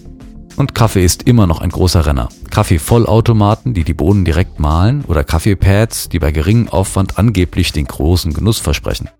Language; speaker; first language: German; native; German